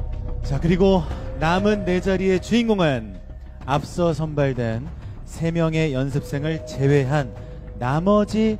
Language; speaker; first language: Korean; native; Korean